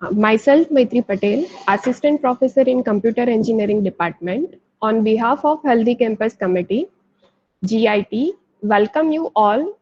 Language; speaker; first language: English; non-native, local second language; Gujarati